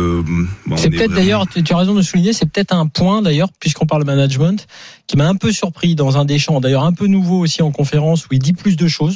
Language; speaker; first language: French; native; French